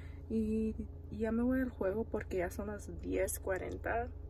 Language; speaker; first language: Spanish; early bilingual, heritage; Spanish